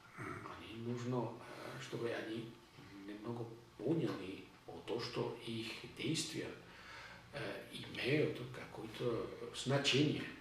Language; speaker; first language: Russian; non-native, learner; Catalan